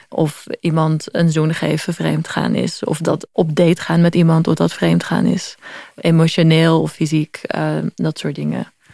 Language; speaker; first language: Dutch; native; Dutch